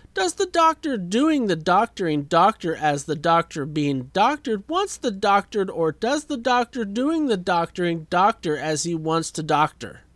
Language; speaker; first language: English; native; English